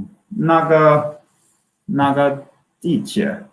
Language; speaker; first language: Chinese; non-native, learner; English